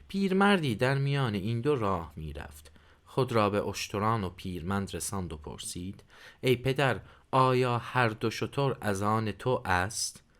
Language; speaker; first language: Persian; non-native, fluent; Turkish